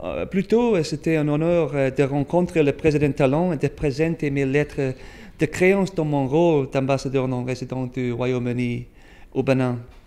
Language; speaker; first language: French; non-native, fluent; English